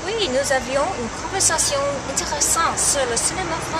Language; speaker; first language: French; non-native, learner; English